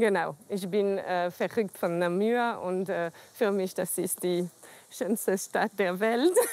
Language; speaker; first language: German; non-native, learner; French